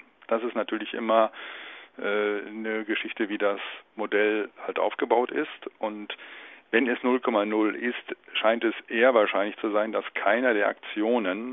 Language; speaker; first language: German; native; German